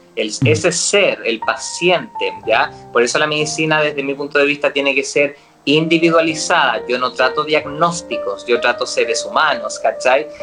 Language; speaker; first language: Spanish; native; Spanish